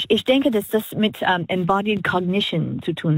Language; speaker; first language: German; non-native, learner; English